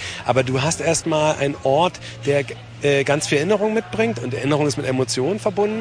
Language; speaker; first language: German; native; German